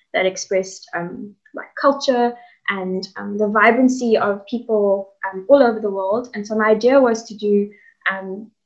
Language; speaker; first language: English; native; English